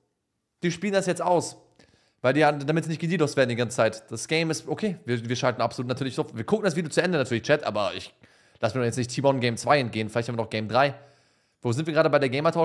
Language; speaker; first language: German; native; German